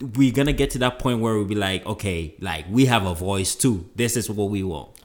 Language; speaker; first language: English; non-native, local second language; Akan